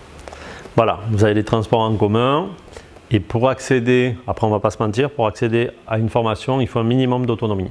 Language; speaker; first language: French; native; French